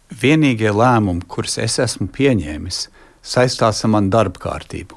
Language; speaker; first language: Latvian; early bilingual, heritage; Latvian